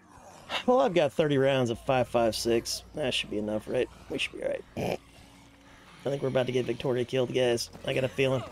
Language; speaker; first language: English; native; English